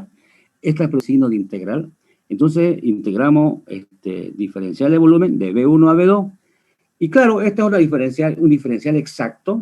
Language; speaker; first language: Spanish; native; Spanish